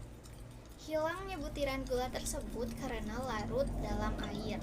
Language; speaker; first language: Indonesian; native; Indonesian